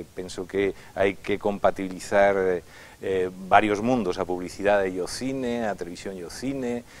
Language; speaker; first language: Galician; non-native, local second language; Spanish